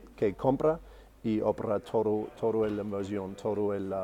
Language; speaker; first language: Spanish; non-native, fluent; English